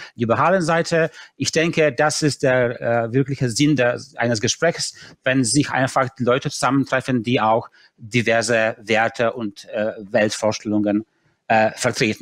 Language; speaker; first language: German; non-native, fluent; Polish